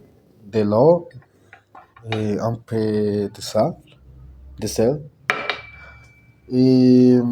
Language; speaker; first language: French; non-native, learner; Spanish